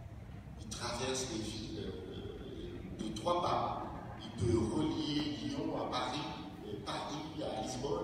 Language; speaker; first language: French; non-native, local second language; Haitian Creole